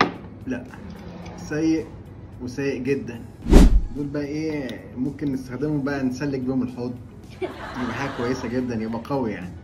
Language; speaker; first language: Arabic; native; Arabic